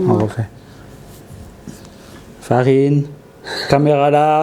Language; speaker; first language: French; native; French